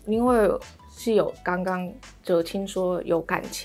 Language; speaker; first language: Chinese; native; Chinese